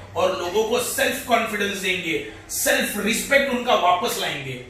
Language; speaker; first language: Hindi; non-native, local second language; Marathi